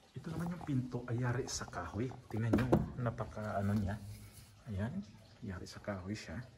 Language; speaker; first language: Filipino; native; Filipino